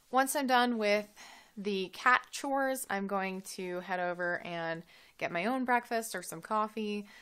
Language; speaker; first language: English; native; English